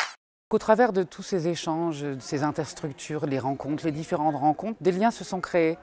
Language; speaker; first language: French; native; French